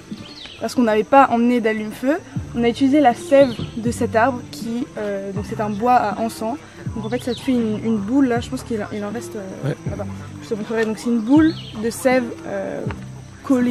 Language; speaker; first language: French; native; French